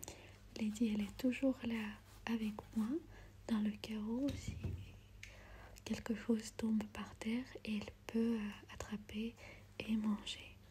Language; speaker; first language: French; non-native, fluent; Armenian